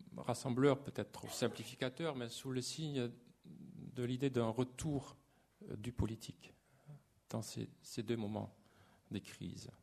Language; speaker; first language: French; non-native, fluent; Dutch